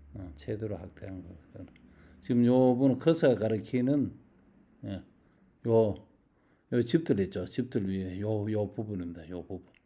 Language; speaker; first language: Korean; native; Korean